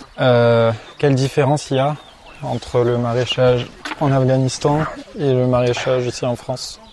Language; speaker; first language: French; native; French